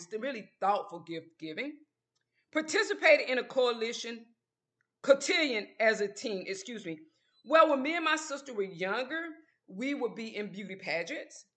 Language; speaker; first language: English; native; English